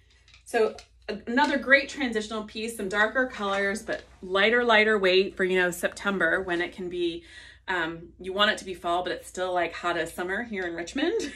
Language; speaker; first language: English; native; English